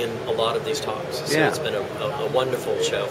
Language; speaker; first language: English; native; English